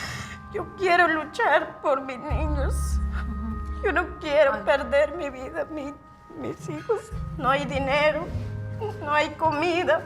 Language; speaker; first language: Spanish; non-native, local second language; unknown